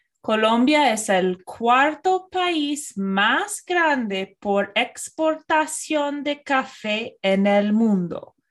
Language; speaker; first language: Spanish; non-native, fluent; English